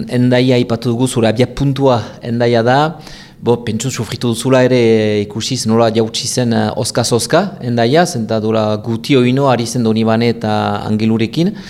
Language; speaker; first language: Basque; native; Basque